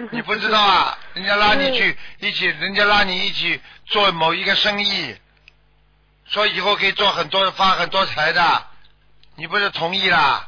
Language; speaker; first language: Chinese; native; Chinese